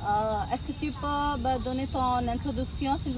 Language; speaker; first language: French; non-native, learner; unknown